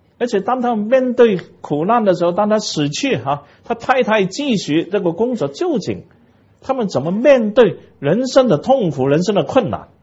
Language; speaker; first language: Chinese; non-native, local second language; Cantonese